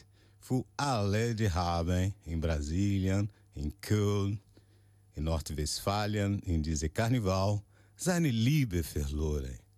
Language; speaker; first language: German; non-native, learner; Portuguese